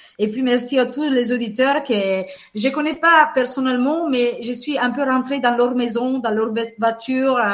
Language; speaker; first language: French; non-native, fluent; Italian